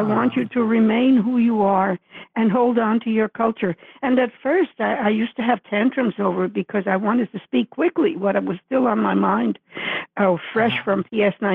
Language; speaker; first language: English; early bilingual, other home language; Spanish